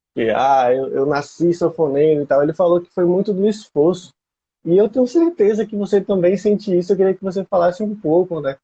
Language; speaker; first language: Portuguese; native; Portuguese